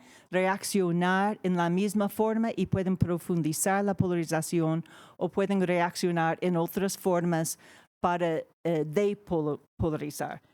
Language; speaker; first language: Spanish; non-native, fluent; English